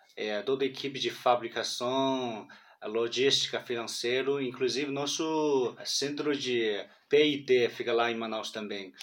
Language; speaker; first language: Portuguese; non-native, fluent; Chinese